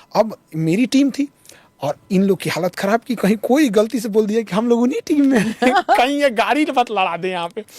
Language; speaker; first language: Hindi; native; Hindi